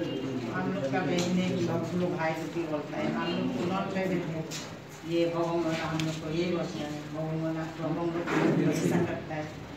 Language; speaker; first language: Hindi; non-native, local second language; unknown